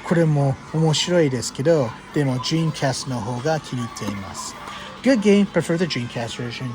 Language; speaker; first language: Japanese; non-native, fluent; English